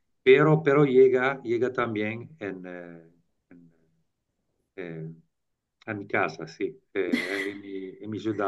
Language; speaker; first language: Spanish; non-native, learner; Italian